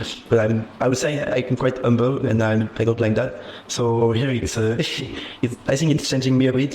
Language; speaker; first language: English; non-native, fluent; French